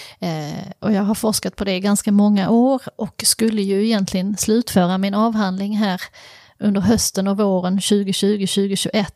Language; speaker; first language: Swedish; native; Swedish